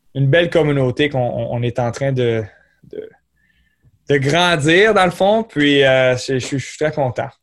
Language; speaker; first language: French; native; French